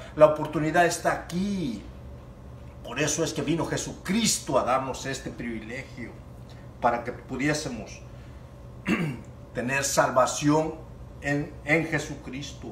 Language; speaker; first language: Spanish; native; Spanish